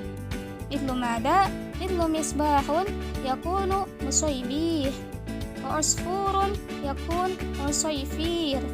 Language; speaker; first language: Arabic; non-native, learner; Indonesian